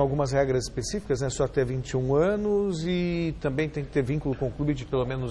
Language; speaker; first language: Portuguese; native; Portuguese